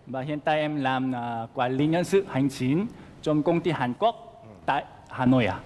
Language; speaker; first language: Vietnamese; non-native, fluent; Korean